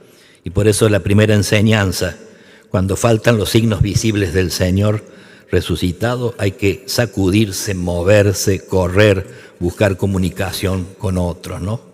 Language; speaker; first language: Spanish; native; Spanish